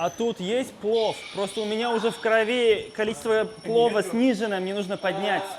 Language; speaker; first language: Russian; non-native, local second language; Uzbek